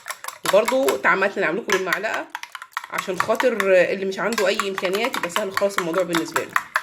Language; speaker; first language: Arabic; native; Arabic